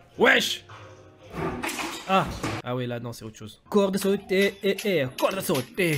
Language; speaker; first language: French; native; French